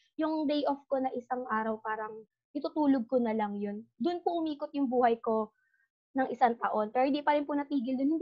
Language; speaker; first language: Filipino; native; Filipino